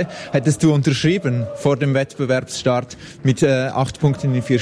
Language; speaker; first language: German; native; German